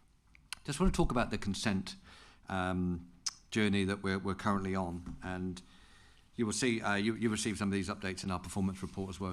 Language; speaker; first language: English; native; English